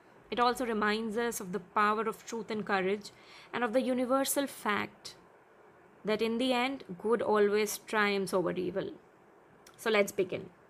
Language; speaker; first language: English; non-native, local second language; Hindi